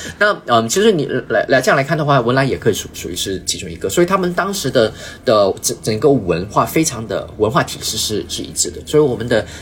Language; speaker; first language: Chinese; early bilingual, heritage; Chinese